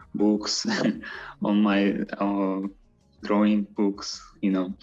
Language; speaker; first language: English; non-native, fluent; Azerbaijani